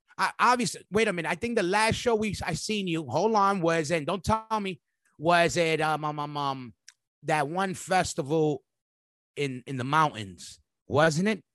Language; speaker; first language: English; native; English